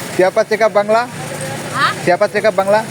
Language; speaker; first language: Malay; non-native, learner; Bangla